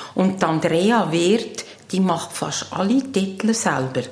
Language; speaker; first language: German; native; German